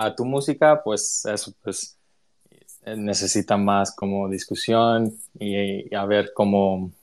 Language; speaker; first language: Spanish; early bilingual, other home language; English